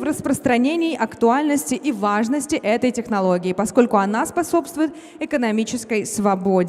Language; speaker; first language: Russian; native; Russian